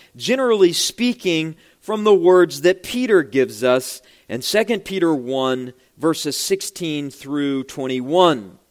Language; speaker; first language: English; native; English